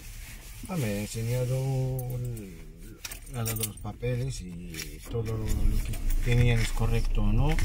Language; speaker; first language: Spanish; non-native, fluent; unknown